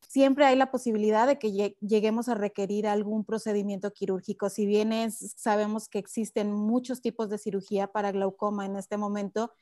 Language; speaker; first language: Spanish; native; Spanish